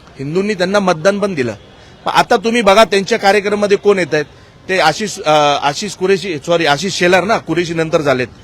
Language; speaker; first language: Marathi; non-native, local second language; Gujarati